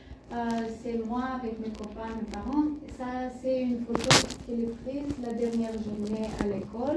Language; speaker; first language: French; non-native, learner; Bulgarian